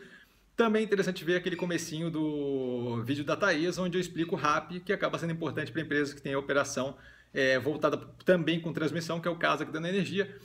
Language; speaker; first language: Portuguese; native; Portuguese